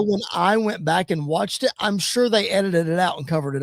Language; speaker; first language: English; native; English